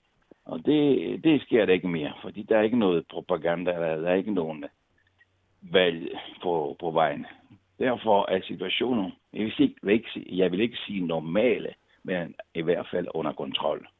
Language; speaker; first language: Danish; non-native, fluent; Italian